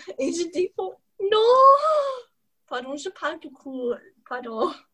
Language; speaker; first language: French; non-native, learner; English